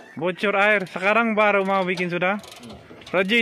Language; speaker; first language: Indonesian; non-native, learner; Filipino